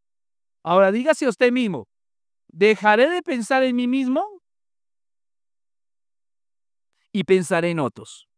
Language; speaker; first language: Spanish; native; Spanish